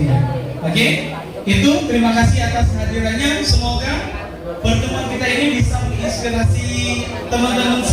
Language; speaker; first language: Indonesian; non-native, learner; Arabic